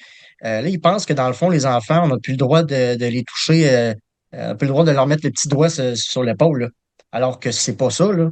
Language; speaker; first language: French; native; French